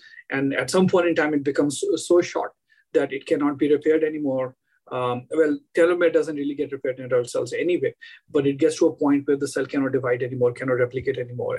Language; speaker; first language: English; non-native, local second language; Hindi